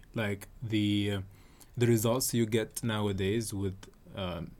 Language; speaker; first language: English; non-native, fluent; Arabic